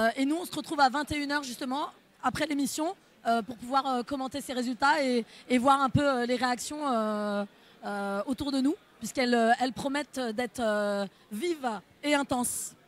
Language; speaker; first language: French; native; French